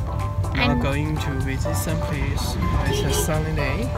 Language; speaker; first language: English; non-native, learner; Chinese